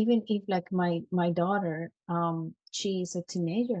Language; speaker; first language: English; non-native, fluent; Spanish